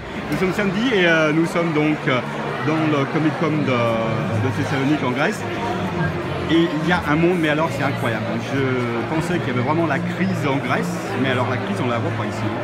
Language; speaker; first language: French; native; French